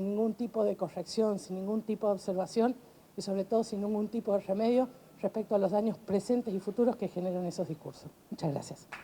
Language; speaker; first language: Spanish; native; Spanish